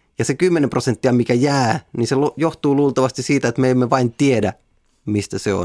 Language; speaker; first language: Finnish; native; Finnish